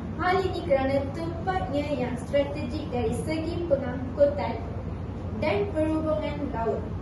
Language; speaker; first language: Malay; native; Malay